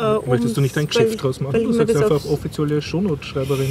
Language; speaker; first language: German; native; German